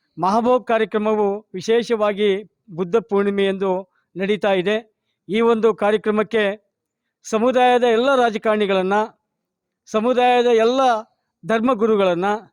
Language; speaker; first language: Kannada; non-native, local second language; Lambadi